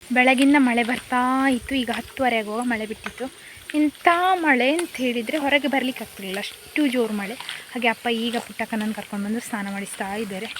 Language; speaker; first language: Kannada; non-native, local second language; Konkani